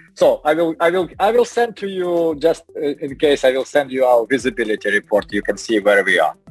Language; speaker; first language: English; non-native, learner; Russian